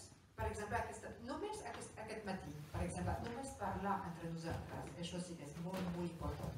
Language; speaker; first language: Catalan; non-native, local second language; French